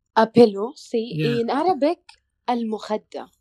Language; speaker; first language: English; non-native, learner; Arabic